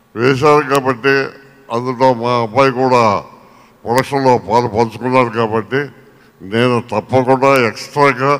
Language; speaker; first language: Telugu; native; Telugu